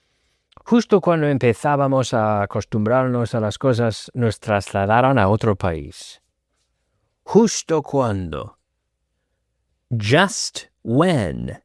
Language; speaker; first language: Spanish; non-native, fluent; English